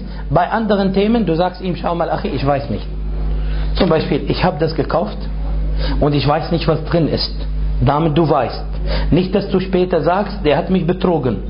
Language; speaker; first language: German; non-native, fluent; Arabic